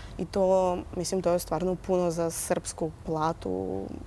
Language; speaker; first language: Croatian; non-native, fluent; Russian